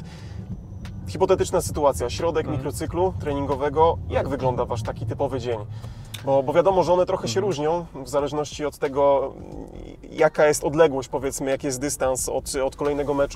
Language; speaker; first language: Polish; native; Polish